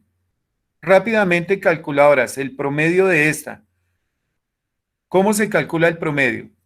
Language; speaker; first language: Spanish; native; Spanish